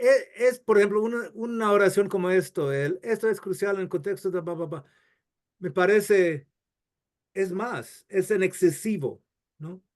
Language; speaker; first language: Spanish; non-native, fluent; English